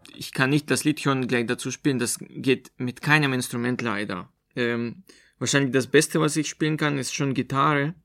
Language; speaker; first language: German; non-native, fluent; Russian